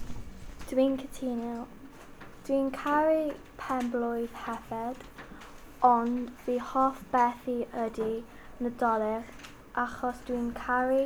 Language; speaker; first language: Welsh; non-native, local second language; English